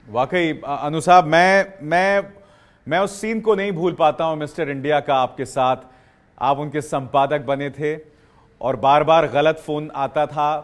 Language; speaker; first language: Hindi; native; Hindi